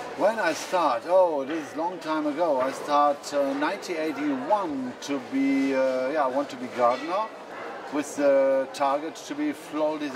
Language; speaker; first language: English; non-native, fluent; German